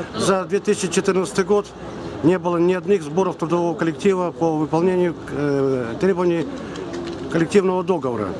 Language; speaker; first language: Russian; non-native, local second language; Ukrainian